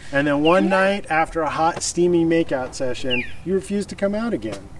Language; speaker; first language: English; native; English